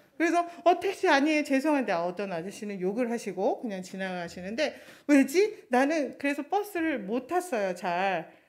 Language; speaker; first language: Korean; non-native, fluent; Chinese